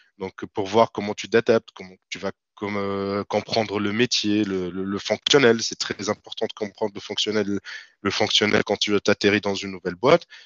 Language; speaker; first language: French; non-native, local second language; Arabic